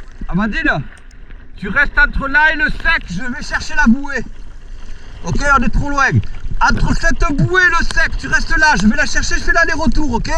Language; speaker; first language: French; native; French